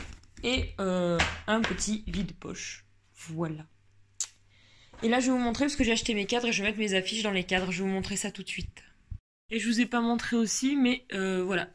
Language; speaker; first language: French; native; French